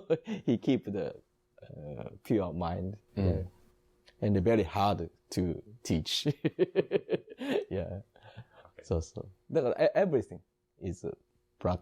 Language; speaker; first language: English; non-native, learner; Japanese